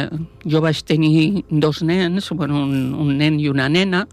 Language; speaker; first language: Catalan; non-native, local second language; Spanish